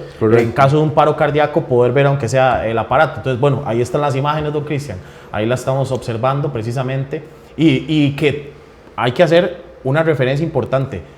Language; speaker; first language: Spanish; native; Spanish